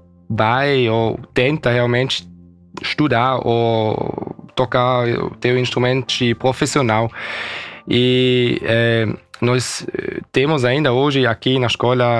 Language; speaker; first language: Portuguese; early bilingual, heritage; German